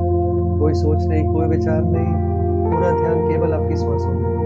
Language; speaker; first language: Hindi; native; Hindi